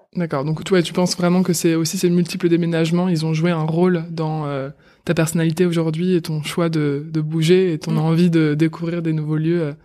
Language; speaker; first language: French; native; French